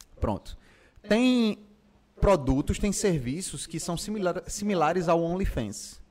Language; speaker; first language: Portuguese; native; Portuguese